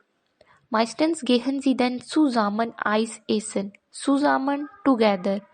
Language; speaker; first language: German; non-native, fluent; Urdu